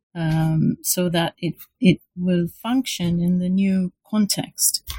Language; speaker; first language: English; non-native, fluent; Hebrew